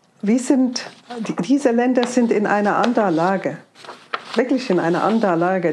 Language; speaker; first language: German; non-native, fluent; Arabic